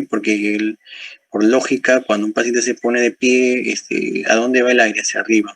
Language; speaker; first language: Spanish; native; Spanish